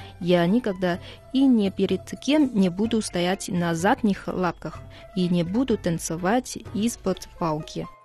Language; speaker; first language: Russian; non-native, fluent; Chinese